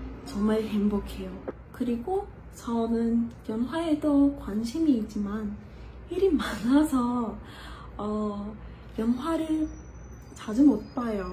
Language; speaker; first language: Korean; non-native, learner; Portuguese